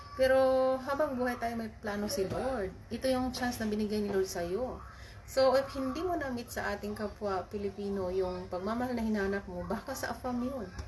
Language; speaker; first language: Filipino; non-native, local second language; Cebuano